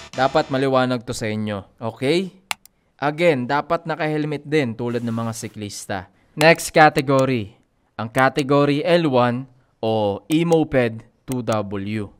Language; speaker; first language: Filipino; native; Filipino